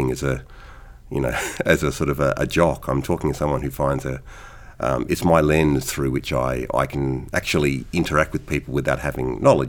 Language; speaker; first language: English; native; English